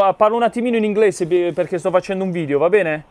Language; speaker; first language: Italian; native; Italian